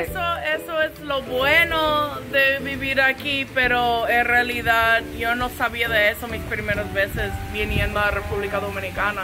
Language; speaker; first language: Spanish; non-native, fluent; English